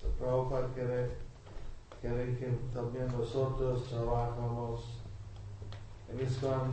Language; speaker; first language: Spanish; non-native, learner; English